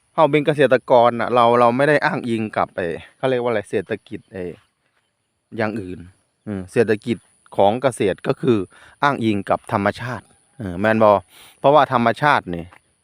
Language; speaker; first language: Thai; non-native, local second language; Northeastern Thai